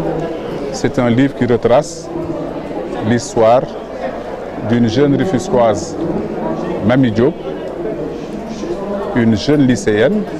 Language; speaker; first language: French; non-native, local second language; Wolof